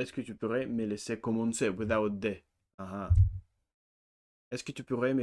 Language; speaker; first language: French; non-native, learner; Russian